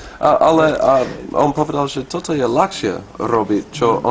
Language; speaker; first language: Slovak; non-native, learner; English